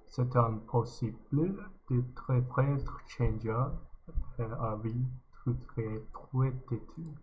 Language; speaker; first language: French; non-native, learner; English